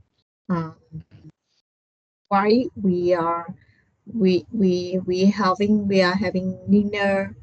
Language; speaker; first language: English; non-native, learner; Vietnamese